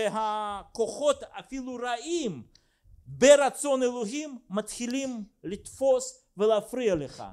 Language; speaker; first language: Hebrew; non-native, fluent; Russian